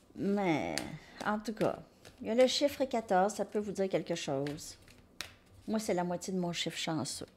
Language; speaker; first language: French; native; French